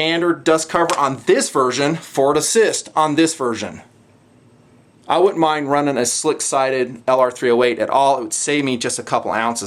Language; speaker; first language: English; native; English